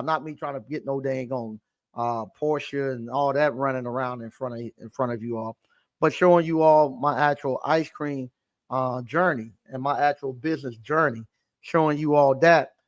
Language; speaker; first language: English; native; English